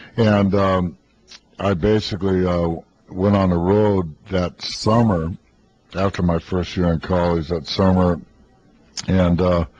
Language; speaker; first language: English; native; English